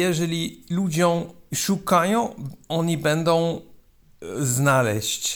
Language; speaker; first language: Polish; non-native, learner; German